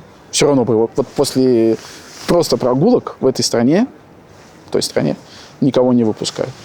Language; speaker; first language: Russian; native; Russian